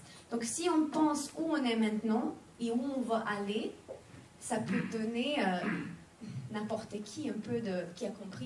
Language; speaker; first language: French; non-native, fluent; Swedish